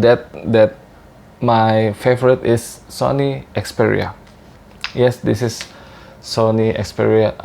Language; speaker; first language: English; non-native, learner; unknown